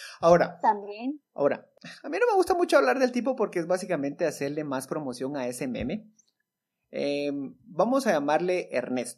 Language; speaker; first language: Spanish; native; Spanish